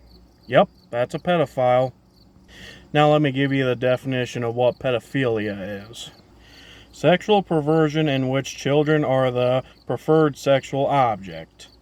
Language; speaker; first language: English; native; English